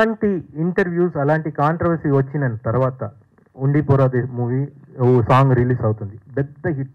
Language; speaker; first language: Telugu; non-native, fluent; Tamil